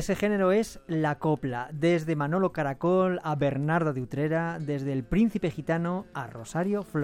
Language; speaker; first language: Spanish; native; Spanish